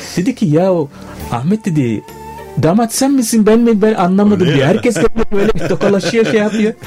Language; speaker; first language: Turkish; non-native, fluent; Arabic